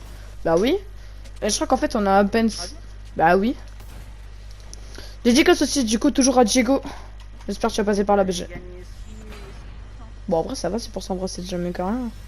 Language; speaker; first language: French; native; French